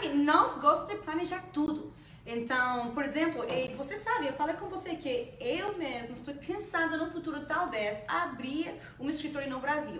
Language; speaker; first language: Portuguese; non-native, fluent; Spanish